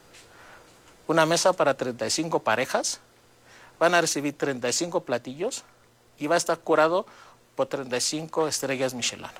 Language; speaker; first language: Spanish; native; Spanish